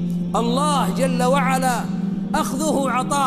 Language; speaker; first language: Arabic; native; Arabic